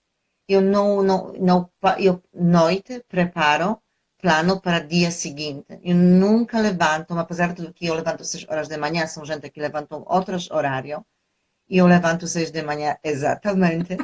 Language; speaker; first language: Portuguese; non-native, fluent; Polish